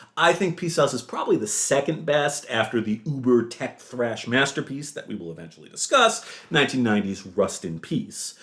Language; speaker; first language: English; native; English